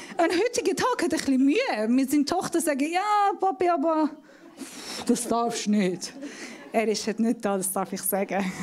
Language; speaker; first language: German; non-native, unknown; Persian